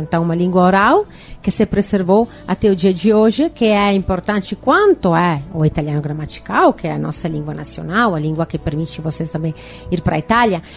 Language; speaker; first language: Portuguese; non-native, fluent; Italian